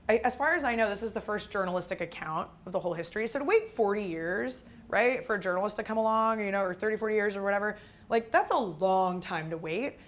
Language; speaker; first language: English; native; English